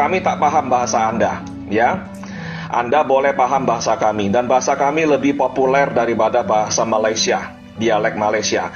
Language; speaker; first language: Indonesian; native; Indonesian